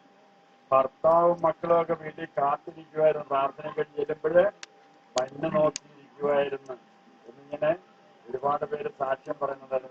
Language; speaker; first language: Malayalam; native; Malayalam